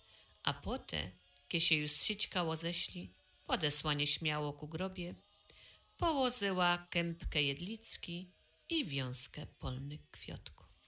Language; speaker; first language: Polish; native; Polish